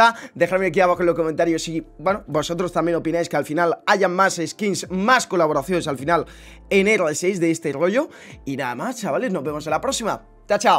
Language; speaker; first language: Spanish; native; Spanish